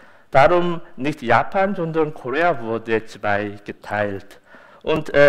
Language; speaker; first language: German; non-native, fluent; Korean